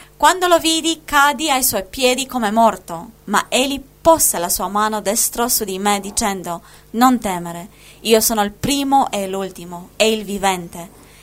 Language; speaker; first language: Italian; non-native, fluent; Spanish